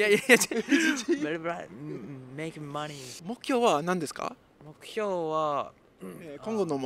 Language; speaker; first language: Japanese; non-native, learner; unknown